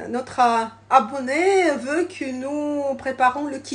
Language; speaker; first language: French; non-native, learner; Russian